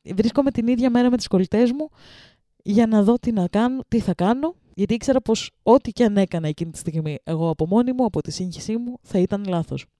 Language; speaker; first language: Greek; early bilingual, other home language; Russian